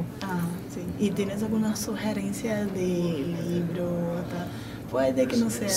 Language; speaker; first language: Spanish; non-native, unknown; Portuguese